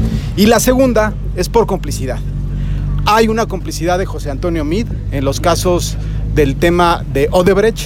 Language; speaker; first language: Spanish; native; Spanish